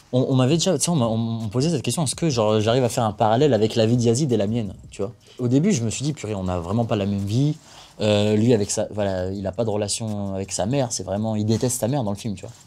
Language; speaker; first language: French; native; French